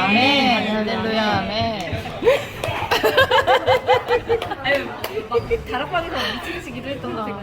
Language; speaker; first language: Korean; native; Korean